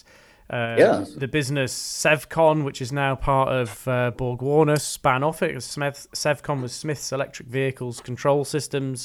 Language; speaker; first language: English; native; English